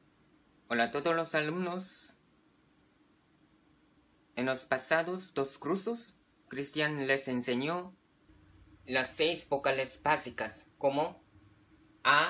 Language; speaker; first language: Spanish; non-native, fluent; Korean